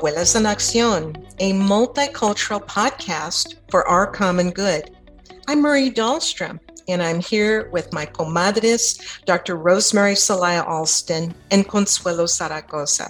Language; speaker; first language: English; native; English